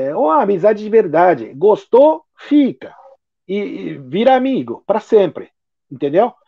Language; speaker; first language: Portuguese; non-native, fluent; Japanese